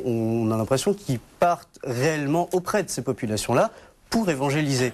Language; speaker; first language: French; native; French